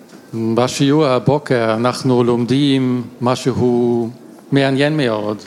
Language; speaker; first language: Hebrew; non-native, learner; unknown